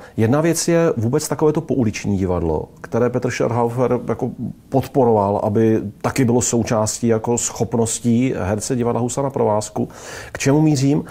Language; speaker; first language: Czech; native; Czech